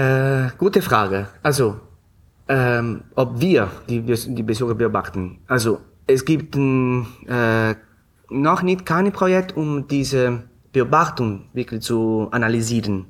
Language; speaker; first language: German; non-native, fluent; Italian